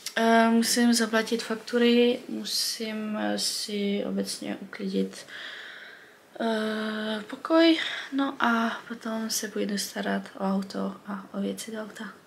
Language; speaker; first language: Czech; early bilingual, heritage; Czech